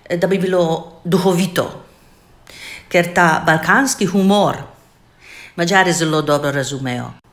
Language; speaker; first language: Slovenian; non-native, fluent; Hungarian